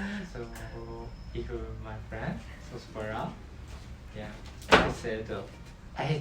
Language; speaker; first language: English; non-native, learner; Japanese